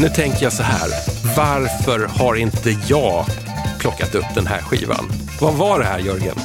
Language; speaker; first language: Swedish; native; Swedish